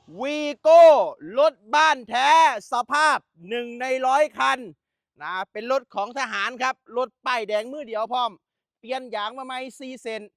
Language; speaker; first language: Thai; non-native, local second language; Northeastern Thai